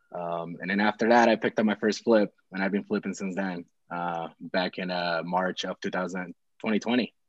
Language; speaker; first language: English; early bilingual, other home language; Spanish